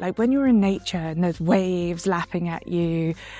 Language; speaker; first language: English; native; English